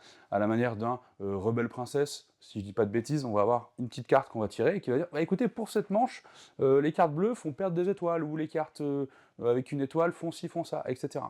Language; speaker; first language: French; native; French